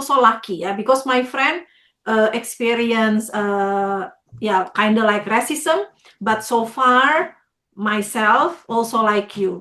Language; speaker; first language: English; non-native, fluent; Indonesian